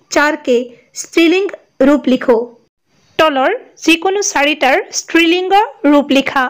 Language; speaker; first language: Hindi; non-native, local second language; Assamese